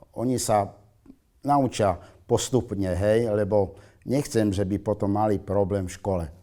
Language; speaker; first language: Slovak; non-native, local second language; Romany